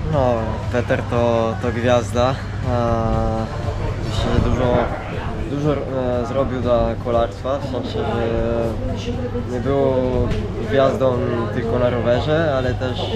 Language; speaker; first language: Polish; non-native, fluent; Italian